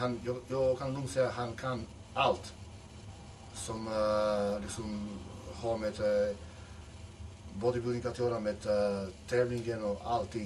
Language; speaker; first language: Swedish; non-native, fluent; Macedonian